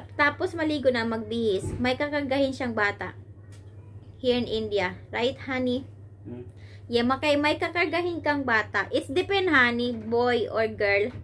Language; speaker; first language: Filipino; non-native, local second language; Cebuano